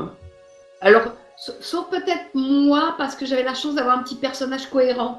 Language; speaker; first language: French; native; French